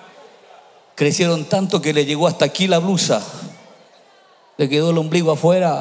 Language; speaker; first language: Spanish; native; Spanish